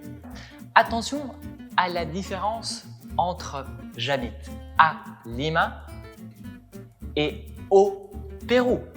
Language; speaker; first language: French; non-native, fluent; Spanish